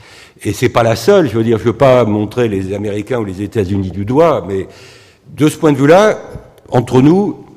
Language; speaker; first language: French; native; French